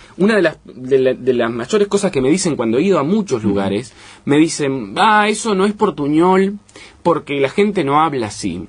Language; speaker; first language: Spanish; native; Spanish